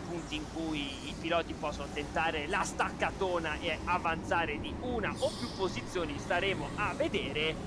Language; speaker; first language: Italian; native; Italian